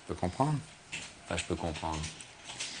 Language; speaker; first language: French; native; French